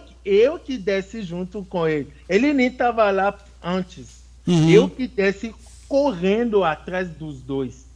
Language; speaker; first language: Portuguese; non-native, fluent; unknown